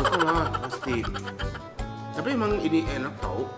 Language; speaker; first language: Indonesian; non-native, fluent; Japanese